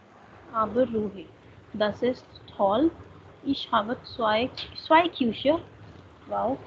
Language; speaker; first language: German; non-native, fluent; Hindi